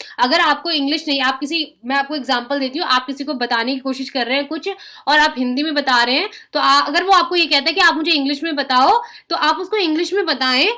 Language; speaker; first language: Hindi; native; Hindi